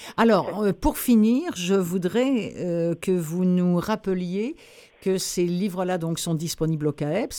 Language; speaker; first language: French; native; French